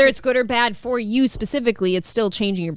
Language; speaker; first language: English; native; English